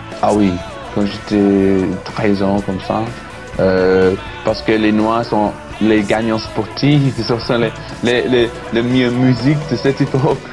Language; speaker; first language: French; non-native, learner; English